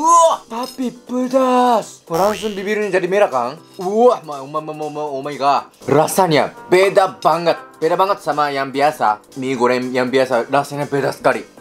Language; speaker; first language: Indonesian; non-native, learner; Japanese